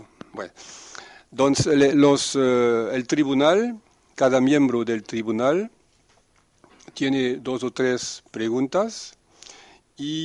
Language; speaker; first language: Spanish; non-native, fluent; French